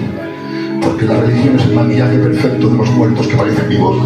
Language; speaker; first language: Spanish; native; Spanish